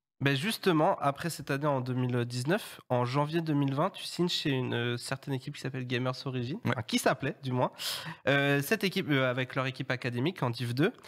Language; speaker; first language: French; native; French